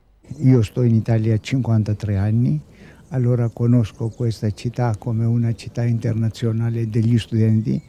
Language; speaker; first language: Italian; non-native, fluent; Greek